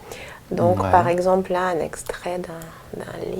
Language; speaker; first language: French; non-native, fluent; Russian